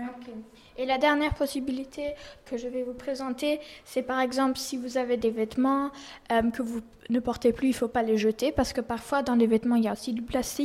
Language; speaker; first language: French; non-native, learner; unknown